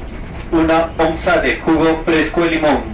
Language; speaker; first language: Spanish; native; Spanish